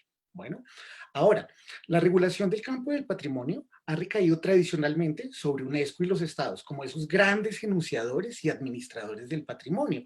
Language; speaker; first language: Spanish; native; Spanish